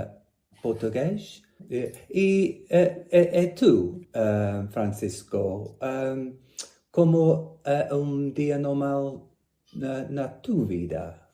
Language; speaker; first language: Portuguese; non-native, learner; English